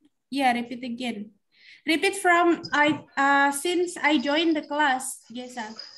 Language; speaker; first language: English; non-native, fluent; Indonesian